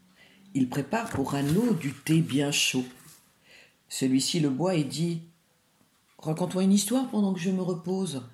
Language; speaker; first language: French; native; French